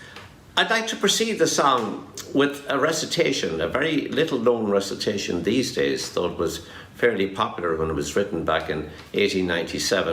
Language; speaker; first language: English; native; English